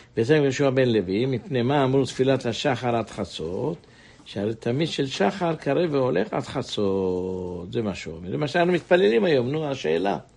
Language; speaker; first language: Hebrew; native; Hebrew